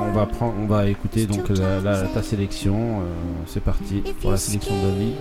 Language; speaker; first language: French; native; French